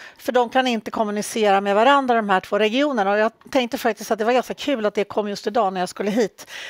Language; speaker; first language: Swedish; native; Swedish